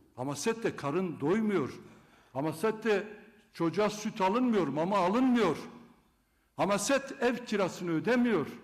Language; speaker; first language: Turkish; non-native, local second language; Kurdish